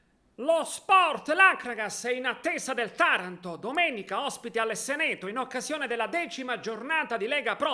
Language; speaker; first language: Italian; native; Italian